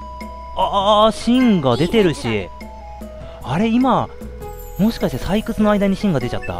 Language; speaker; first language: Japanese; native; Japanese